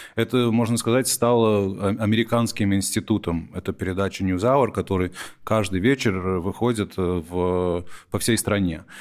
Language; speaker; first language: Russian; early bilingual, heritage; Russian